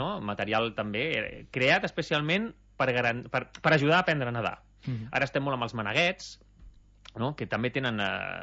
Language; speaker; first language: Catalan; native; Catalan